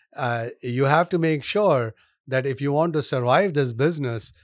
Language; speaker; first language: English; non-native, local second language; Hindi